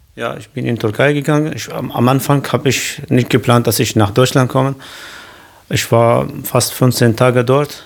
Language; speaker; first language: German; non-native, learner; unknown